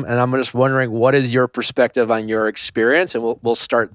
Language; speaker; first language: English; native; English